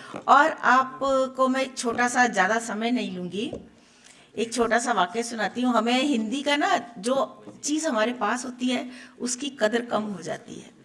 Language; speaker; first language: Hindi; native; Hindi